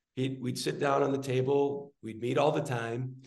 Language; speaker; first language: English; native; English